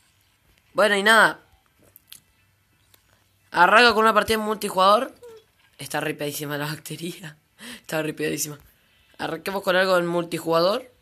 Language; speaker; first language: Spanish; native; Spanish